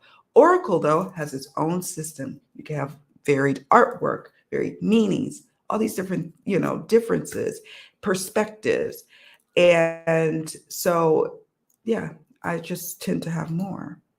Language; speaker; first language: English; native; English